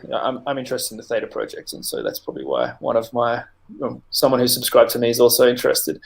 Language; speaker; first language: English; native; English